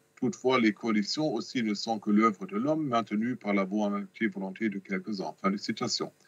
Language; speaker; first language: French; non-native, fluent; German